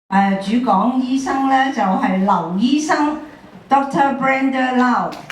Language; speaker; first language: Cantonese; native; Cantonese